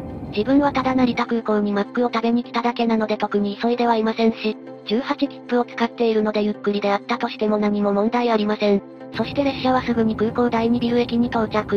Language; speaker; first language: Japanese; native; Japanese